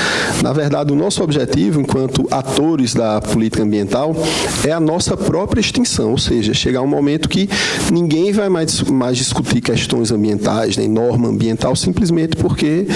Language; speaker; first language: Portuguese; native; Portuguese